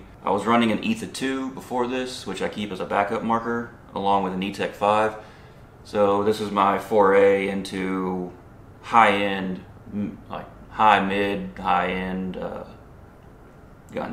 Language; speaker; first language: English; native; English